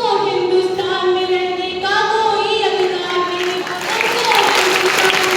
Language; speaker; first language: Hindi; native; Hindi